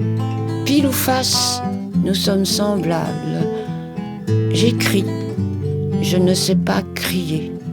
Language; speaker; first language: French; native; French